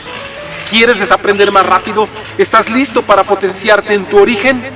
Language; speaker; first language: Spanish; native; Spanish